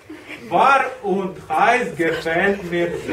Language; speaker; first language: German; non-native, learner; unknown